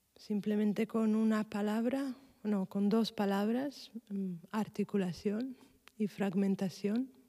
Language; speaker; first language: Spanish; non-native, fluent; Italian